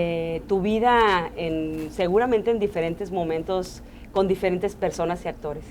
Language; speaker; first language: Spanish; native; Spanish